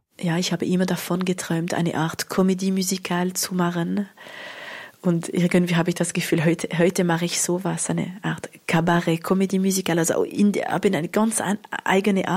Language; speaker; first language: German; non-native, local second language; French